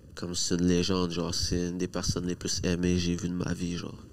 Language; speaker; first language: French; native; French